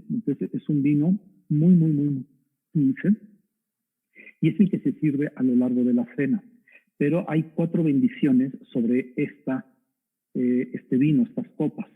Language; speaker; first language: Spanish; native; Spanish